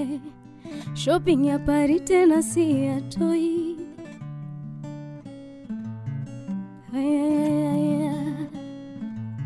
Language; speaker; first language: English; non-native, local second language; Luo (Kenya and Tanzania)